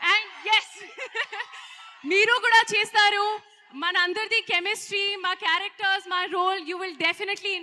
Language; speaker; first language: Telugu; non-native, learner; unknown